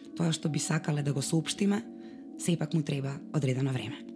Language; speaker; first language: Macedonian; native; Macedonian